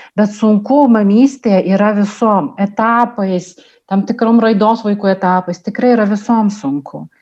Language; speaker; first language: Lithuanian; non-native, local second language; Russian